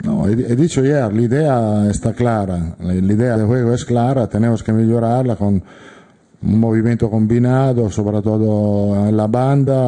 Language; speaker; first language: Spanish; non-native, fluent; Italian